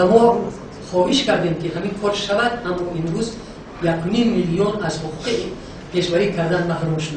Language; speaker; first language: Persian; native; Persian